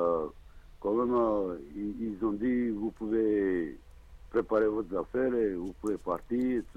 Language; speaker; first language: French; non-native, learner; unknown